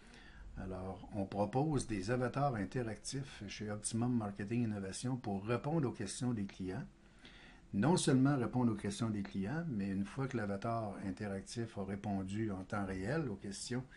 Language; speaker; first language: French; native; French